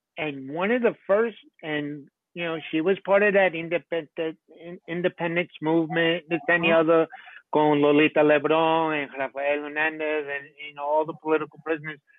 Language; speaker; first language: English; early bilingual, other home language; Spanish